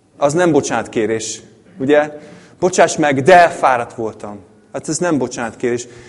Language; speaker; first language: Hungarian; non-native, fluent; English